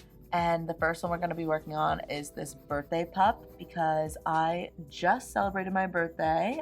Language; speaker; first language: English; native; English